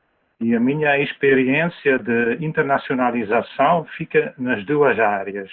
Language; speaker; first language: Portuguese; non-native, fluent; Dutch